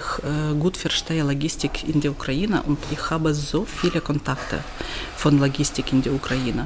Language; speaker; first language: German; non-native, learner; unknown